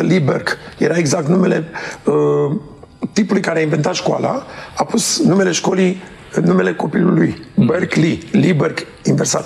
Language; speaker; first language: Romanian; native; Romanian